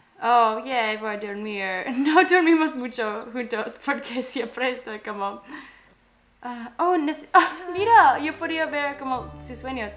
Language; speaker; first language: Spanish; non-native, learner; English